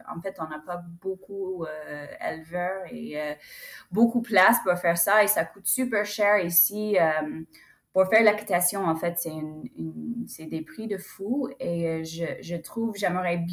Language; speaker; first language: French; non-native, fluent; English